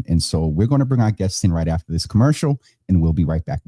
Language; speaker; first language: English; native; English